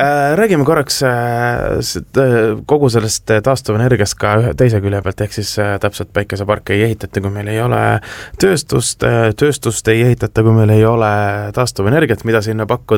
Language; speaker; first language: Estonian; native; Estonian